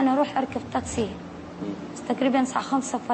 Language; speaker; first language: Arabic; non-native, learner; Indonesian